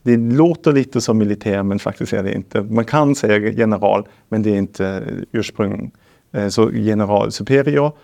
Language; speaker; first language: Swedish; non-native, fluent; German